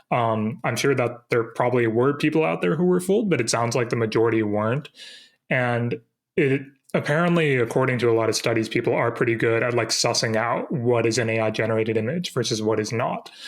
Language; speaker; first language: English; native; English